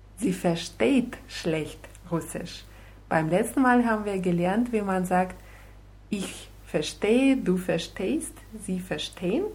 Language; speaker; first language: German; non-native, fluent; Russian